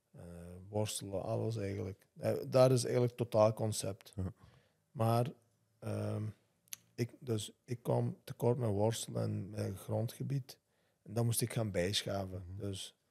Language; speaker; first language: Dutch; non-native, local second language; Turkish